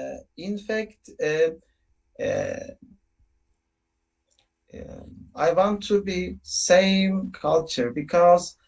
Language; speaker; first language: English; non-native, learner; Turkish